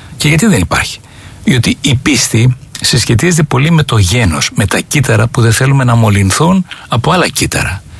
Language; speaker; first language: Greek; native; Greek